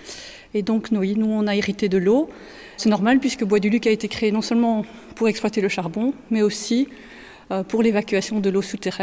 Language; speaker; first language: French; native; French